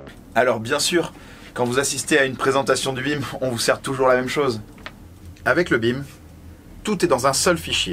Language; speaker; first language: French; native; French